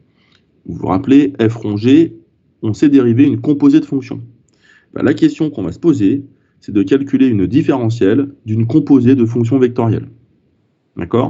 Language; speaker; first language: French; native; French